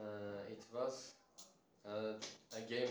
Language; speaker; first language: English; non-native, learner; Turkish